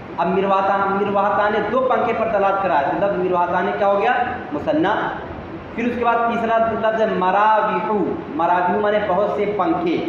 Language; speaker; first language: Urdu; native; Urdu